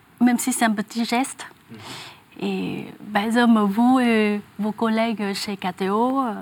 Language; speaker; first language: French; non-native, fluent; Vietnamese